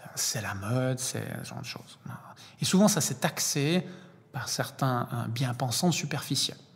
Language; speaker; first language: French; native; French